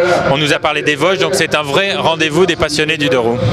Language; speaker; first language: French; native; French